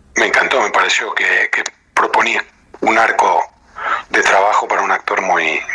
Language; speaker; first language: Spanish; native; Spanish